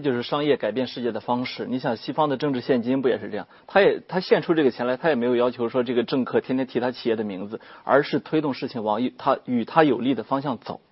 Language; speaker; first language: Chinese; native; Chinese